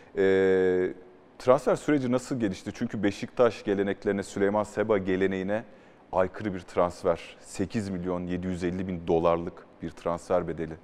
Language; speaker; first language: Turkish; native; Turkish